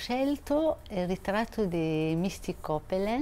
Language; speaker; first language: Italian; non-native, fluent; Arabic